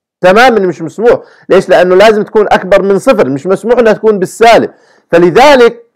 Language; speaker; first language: Arabic; native; Arabic